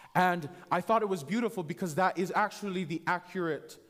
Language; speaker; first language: English; native; English